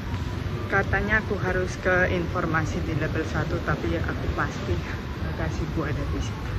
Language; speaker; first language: Indonesian; non-native, fluent; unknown